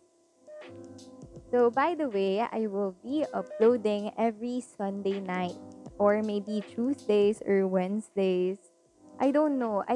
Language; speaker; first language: English; non-native, local second language; Filipino